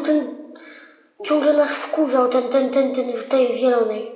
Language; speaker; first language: Polish; native; Polish